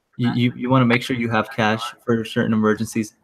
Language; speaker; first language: English; native; English